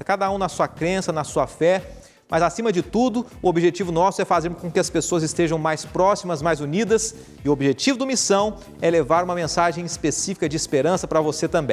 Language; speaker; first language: Portuguese; native; Portuguese